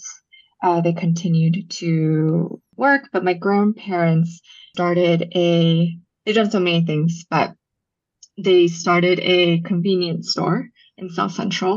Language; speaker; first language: English; early bilingual, other home language; Japanese